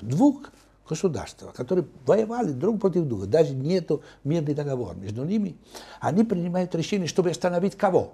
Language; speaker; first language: Russian; non-native, fluent; Italian